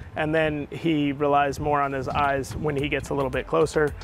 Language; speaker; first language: English; native; English